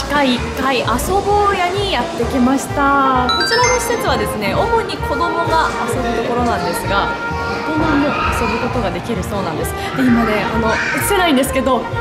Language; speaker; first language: Japanese; native; Japanese